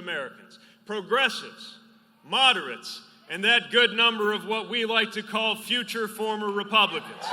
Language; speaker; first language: English; native; English